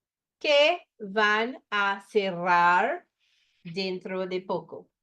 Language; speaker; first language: Spanish; non-native, fluent; English